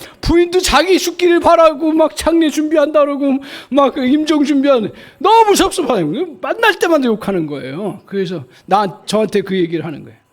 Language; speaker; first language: Korean; native; Korean